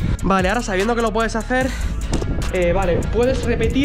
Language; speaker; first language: Spanish; native; Spanish